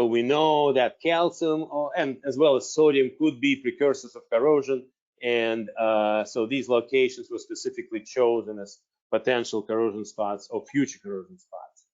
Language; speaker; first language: English; non-native, fluent; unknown